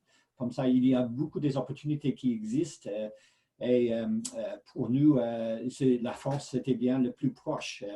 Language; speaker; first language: French; non-native, fluent; English